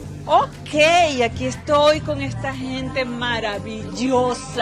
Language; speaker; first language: Spanish; native; Spanish